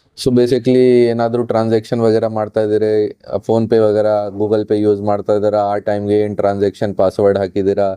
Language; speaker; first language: Kannada; non-native, fluent; Hindi